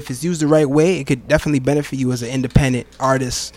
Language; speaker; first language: English; non-native, fluent; Arabic